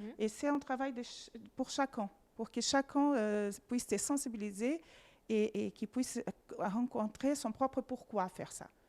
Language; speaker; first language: French; non-native, fluent; Portuguese